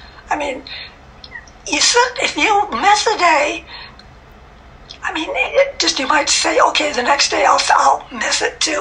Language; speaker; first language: English; native; English